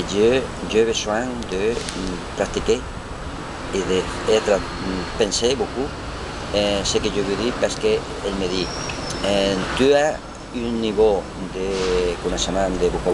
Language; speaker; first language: French; non-native, learner; Spanish